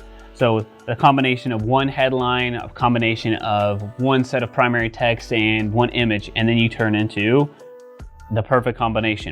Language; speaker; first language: English; native; English